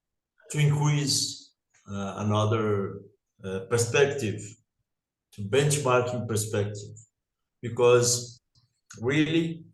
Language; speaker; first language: English; non-native, learner; Portuguese